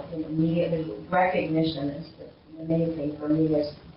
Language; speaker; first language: English; native; English